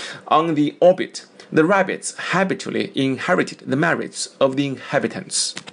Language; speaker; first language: English; non-native, fluent; Chinese